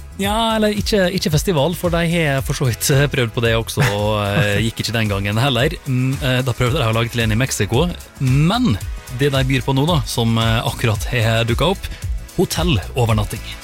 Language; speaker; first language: Norwegian; native; Norwegian